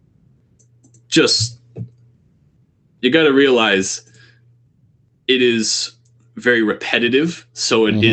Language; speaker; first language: English; native; English